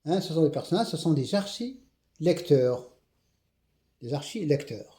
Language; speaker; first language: French; non-native, local second language; Arabic